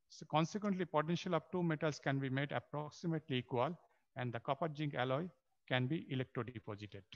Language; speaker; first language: English; non-native, local second language; Bangla